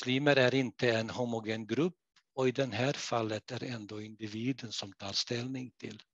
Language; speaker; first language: Swedish; non-native, fluent; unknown